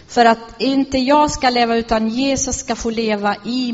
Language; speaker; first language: Swedish; non-native, fluent; Arabic